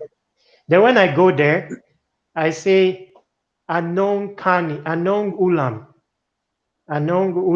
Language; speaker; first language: Filipino; non-native, learner; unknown